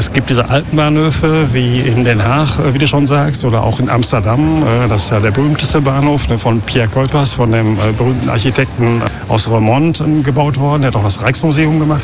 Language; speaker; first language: German; native; German